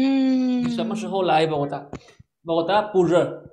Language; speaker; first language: Chinese; non-native, fluent; Spanish